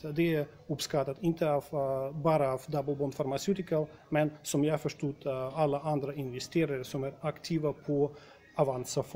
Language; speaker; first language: Swedish; non-native, fluent; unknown